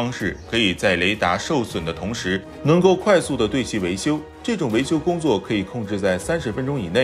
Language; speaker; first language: Chinese; native; Chinese